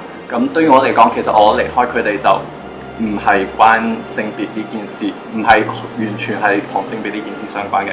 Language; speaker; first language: Cantonese; native; Cantonese